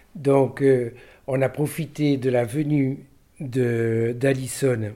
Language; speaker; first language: French; native; French